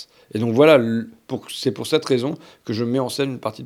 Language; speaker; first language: French; native; French